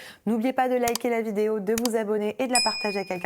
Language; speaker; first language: French; native; French